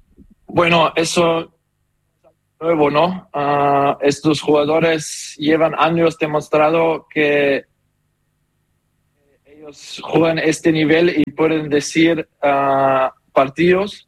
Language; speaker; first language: Spanish; non-native, learner; German